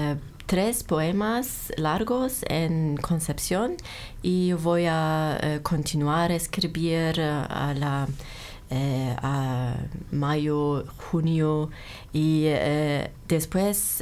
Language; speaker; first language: Spanish; non-native, learner; German